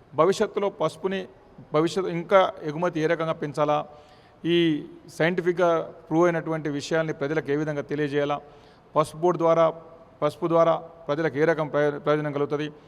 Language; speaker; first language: Telugu; native; Telugu